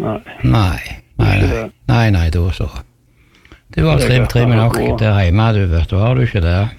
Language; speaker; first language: Norwegian; native; Norwegian